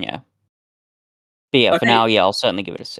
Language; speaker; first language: English; native; English